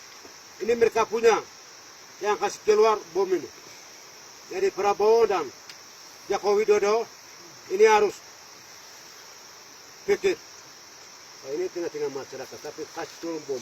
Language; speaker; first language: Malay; non-native, local second language; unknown